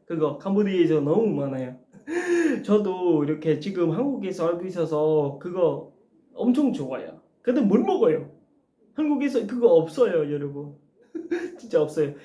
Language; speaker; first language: Korean; non-native, learner; Khmer